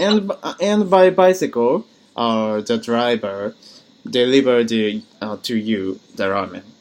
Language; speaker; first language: English; non-native, learner; Japanese